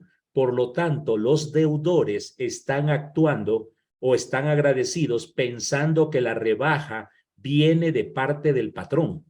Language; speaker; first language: Spanish; native; Spanish